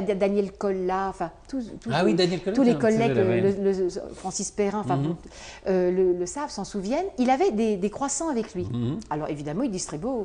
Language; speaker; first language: French; native; French